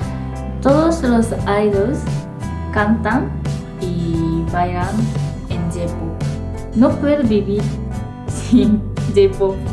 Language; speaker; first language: Spanish; non-native, learner; Japanese